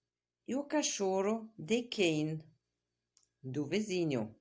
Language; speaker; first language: Portuguese; non-native, fluent; German